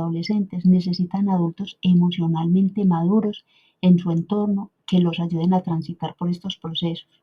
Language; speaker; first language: Spanish; native; Spanish